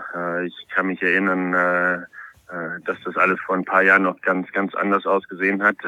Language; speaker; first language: German; non-native, fluent; Polish